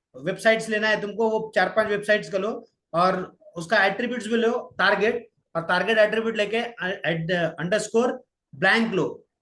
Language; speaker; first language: Hindi; non-native, local second language; Marathi